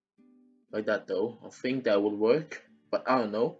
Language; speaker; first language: English; non-native, fluent; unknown